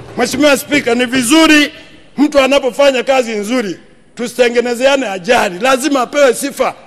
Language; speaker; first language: Swahili; non-native, local second language; Sukuma